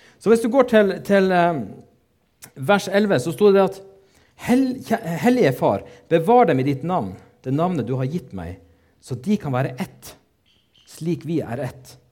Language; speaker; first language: Norwegian; native; Norwegian